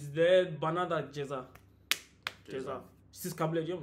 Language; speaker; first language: Turkish; non-native, learner; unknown